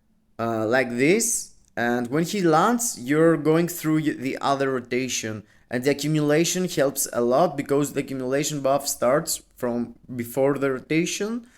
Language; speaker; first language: English; non-native, fluent; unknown